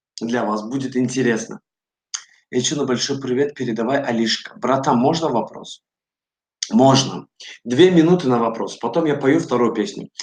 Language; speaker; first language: Russian; non-native, fluent; Azerbaijani